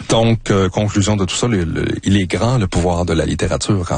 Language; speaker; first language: French; native; French